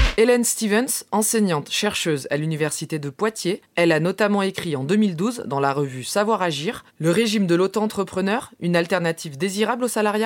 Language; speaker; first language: French; native; French